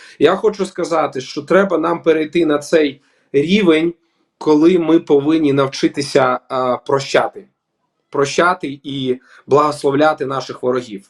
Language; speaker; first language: Ukrainian; non-native, local second language; Russian